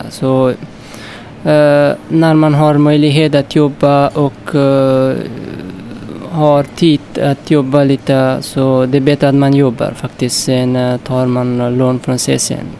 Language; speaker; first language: Swedish; non-native, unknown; Persian